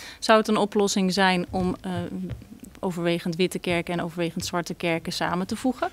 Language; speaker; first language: Dutch; native; Dutch